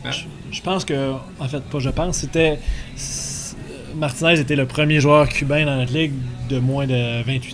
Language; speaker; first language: French; native; French